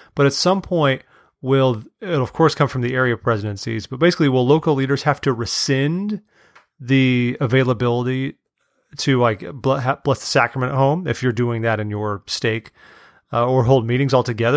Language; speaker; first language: English; native; English